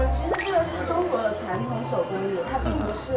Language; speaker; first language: Chinese; native; Chinese